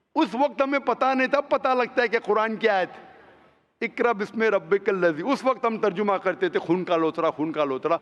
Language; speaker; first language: Hindi; non-native, local second language; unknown